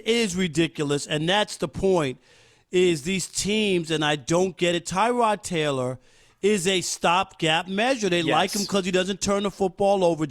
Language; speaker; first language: English; native; English